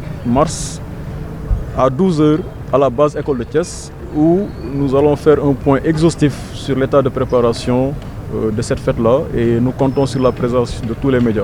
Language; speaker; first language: French; non-native, local second language; Wolof